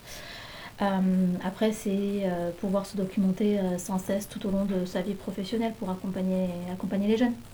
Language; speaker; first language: French; native; French